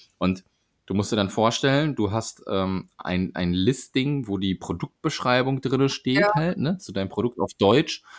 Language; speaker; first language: German; native; German